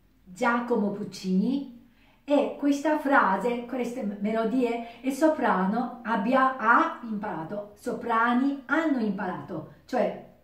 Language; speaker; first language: Italian; non-native, learner; Japanese